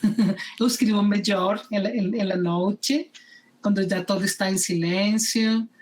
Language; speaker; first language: Portuguese; non-native, fluent; Spanish